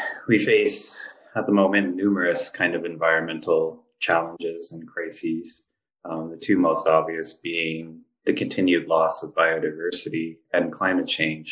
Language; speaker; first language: English; native; English